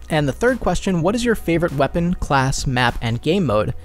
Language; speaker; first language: English; native; English